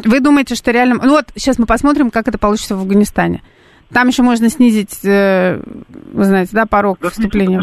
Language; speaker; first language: Russian; native; Russian